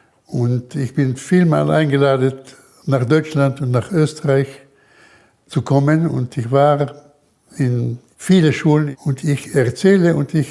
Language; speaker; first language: German; early bilingual, heritage; German